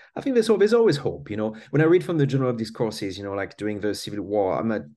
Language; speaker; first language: English; non-native, fluent; French